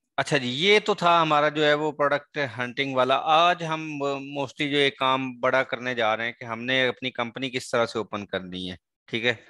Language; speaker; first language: Urdu; non-native, local second language; Sindhi